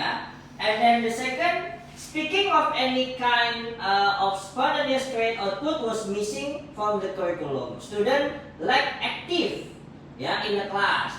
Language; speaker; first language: English; non-native, fluent; Indonesian